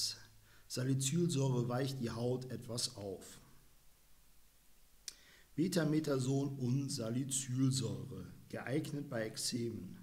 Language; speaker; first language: German; native; German